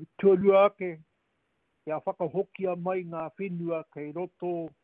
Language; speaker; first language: Māori; native; Māori